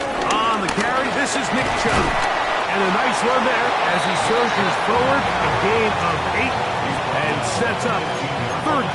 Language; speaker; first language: English; native; English